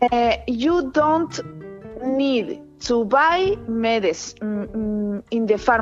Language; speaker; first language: English; non-native, learner; Spanish